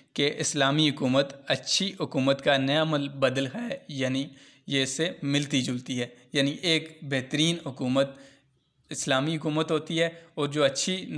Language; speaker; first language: Urdu; non-native, local second language; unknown